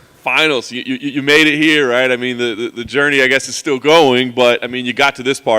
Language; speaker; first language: English; native; English